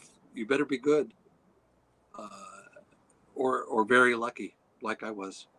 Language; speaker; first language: English; native; English